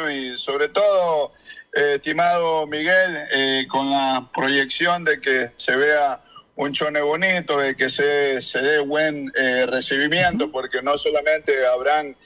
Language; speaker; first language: Spanish; native; Spanish